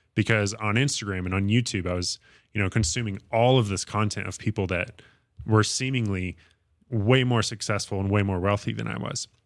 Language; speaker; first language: English; native; English